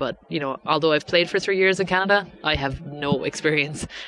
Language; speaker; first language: English; native; English